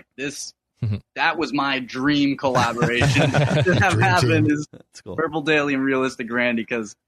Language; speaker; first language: English; native; English